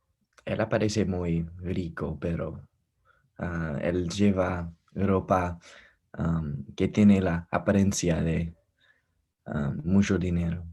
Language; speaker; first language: Spanish; non-native, learner; English